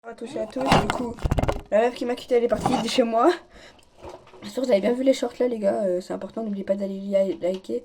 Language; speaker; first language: French; native; French